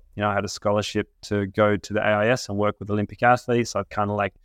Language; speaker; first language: English; native; English